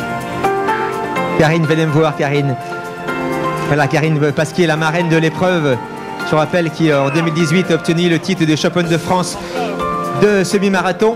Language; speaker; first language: French; native; French